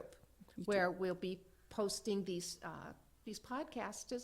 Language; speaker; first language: English; native; English